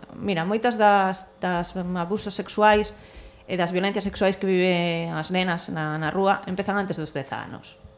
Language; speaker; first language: Galician; non-native, local second language; Spanish